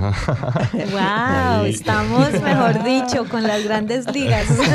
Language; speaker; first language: Spanish; native; Spanish